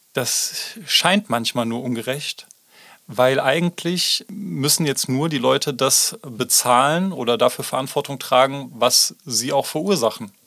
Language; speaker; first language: German; native; German